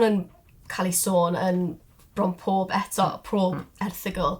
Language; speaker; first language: Welsh; non-native, local second language; English